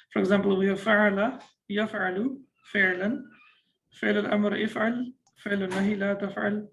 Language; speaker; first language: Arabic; non-native, fluent; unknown